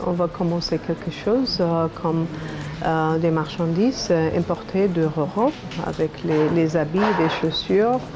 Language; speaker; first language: French; non-native, learner; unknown